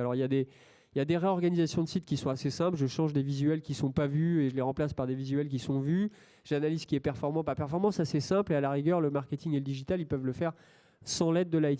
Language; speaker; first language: French; native; French